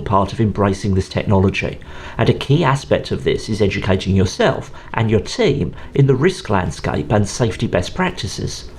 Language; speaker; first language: English; native; English